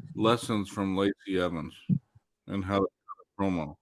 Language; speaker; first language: English; native; English